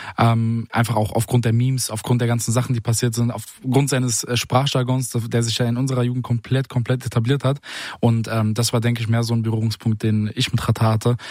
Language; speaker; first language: German; native; German